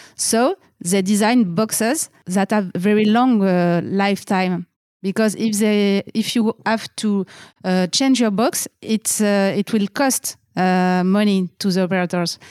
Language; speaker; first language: English; non-native, fluent; French